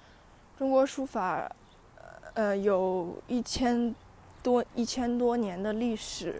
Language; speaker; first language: Chinese; early bilingual, heritage; Chinese